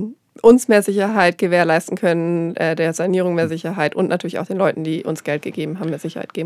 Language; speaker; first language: German; native; German